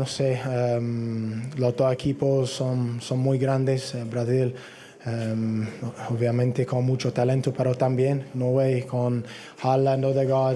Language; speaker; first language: Spanish; non-native, learner; English